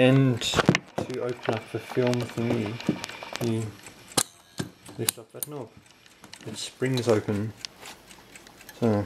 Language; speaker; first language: English; native; English